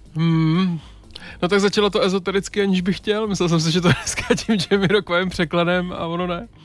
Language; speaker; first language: Czech; native; Czech